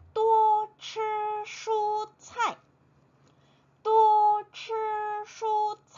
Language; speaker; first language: Chinese; non-native, fluent; Korean